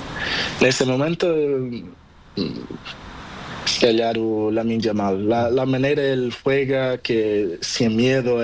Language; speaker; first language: Spanish; non-native, learner; Portuguese